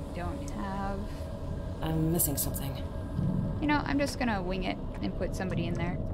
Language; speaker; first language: English; native; English